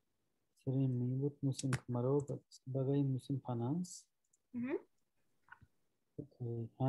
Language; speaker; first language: Indonesian; non-native, learner; Turkish